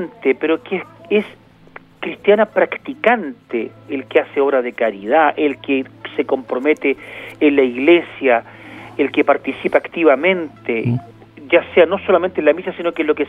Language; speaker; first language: Spanish; native; Spanish